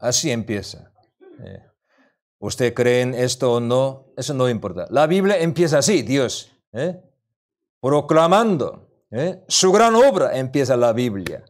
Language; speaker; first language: Spanish; non-native, learner; Korean